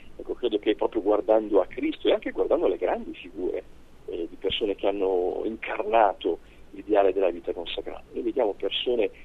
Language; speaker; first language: Italian; native; Italian